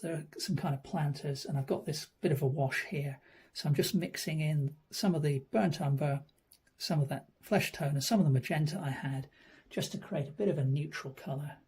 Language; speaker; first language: English; native; English